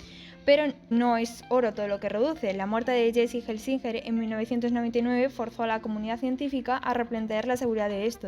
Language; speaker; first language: Spanish; native; Spanish